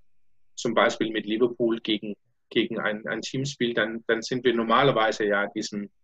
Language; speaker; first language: German; non-native, learner; Danish